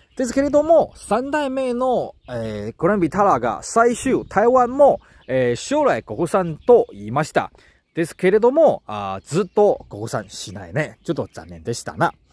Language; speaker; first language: Japanese; non-native, learner; Chinese